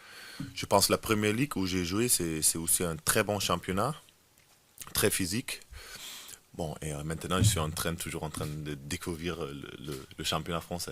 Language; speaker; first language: French; non-native, fluent; German